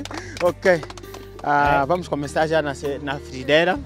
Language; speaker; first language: Portuguese; non-native, learner; Vietnamese